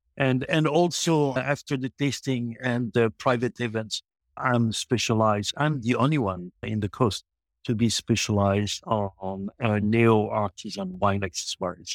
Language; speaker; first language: English; non-native, local second language; French